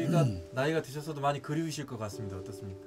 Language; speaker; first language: Korean; native; Korean